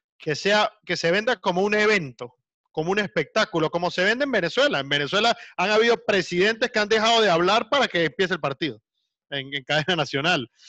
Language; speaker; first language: Spanish; native; Spanish